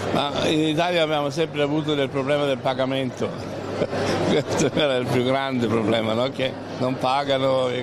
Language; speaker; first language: Italian; non-native, fluent; German